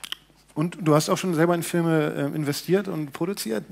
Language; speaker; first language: German; native; German